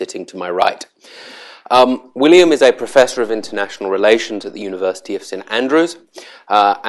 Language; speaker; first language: English; native; English